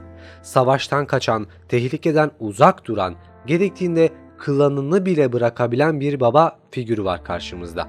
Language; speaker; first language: Turkish; native; Turkish